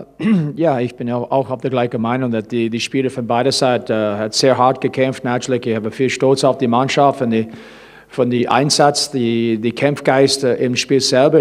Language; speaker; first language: German; non-native, learner; English